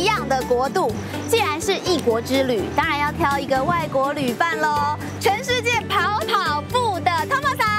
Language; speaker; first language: Chinese; native; Chinese